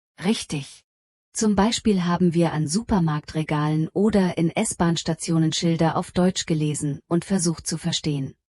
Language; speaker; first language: German; non-native, fluent; Polish